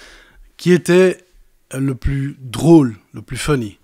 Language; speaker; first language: French; native; French